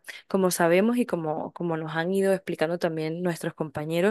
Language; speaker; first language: Spanish; native; Spanish